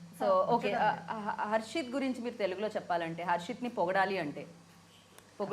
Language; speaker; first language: Telugu; native; Telugu